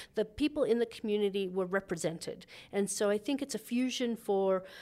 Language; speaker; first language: English; native; English